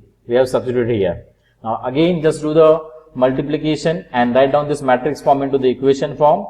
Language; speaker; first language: English; non-native, local second language; Hindi